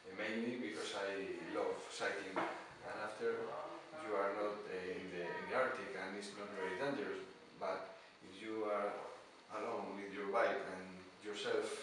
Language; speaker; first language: English; non-native, learner; Spanish